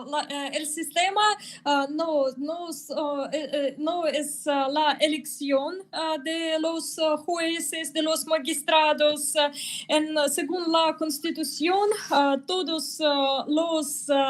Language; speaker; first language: Spanish; non-native, fluent; Russian